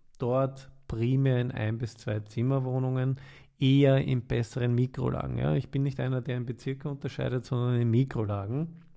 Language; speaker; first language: German; native; German